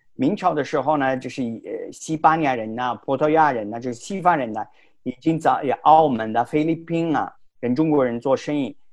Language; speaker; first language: Chinese; non-native, fluent; Italian